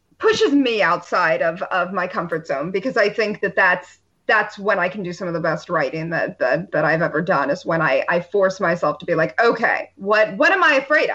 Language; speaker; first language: English; native; English